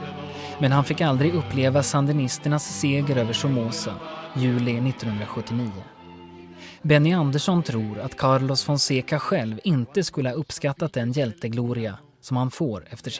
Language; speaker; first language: Swedish; native; Swedish